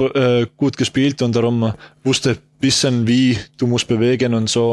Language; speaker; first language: German; non-native, learner; Estonian